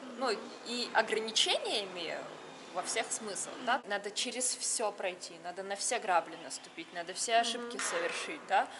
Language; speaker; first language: Russian; native; Russian